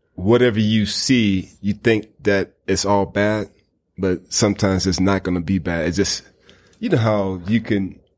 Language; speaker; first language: English; native; English